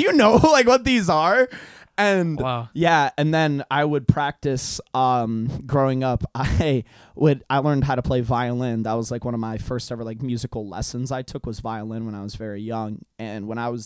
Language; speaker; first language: English; non-native, fluent; Hungarian